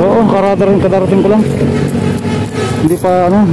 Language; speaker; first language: Filipino; native; Filipino